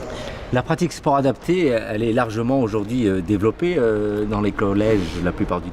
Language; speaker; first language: French; native; French